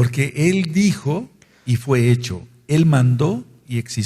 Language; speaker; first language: Spanish; native; Spanish